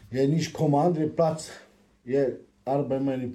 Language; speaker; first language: German; non-native, learner; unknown